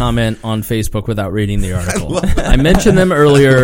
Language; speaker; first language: English; native; English